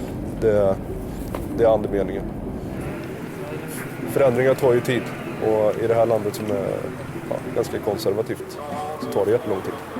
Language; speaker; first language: Swedish; native; Swedish